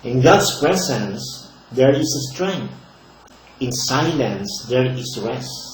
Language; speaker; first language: English; non-native, local second language; Filipino